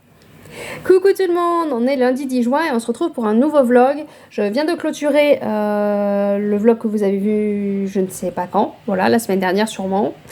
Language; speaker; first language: French; native; French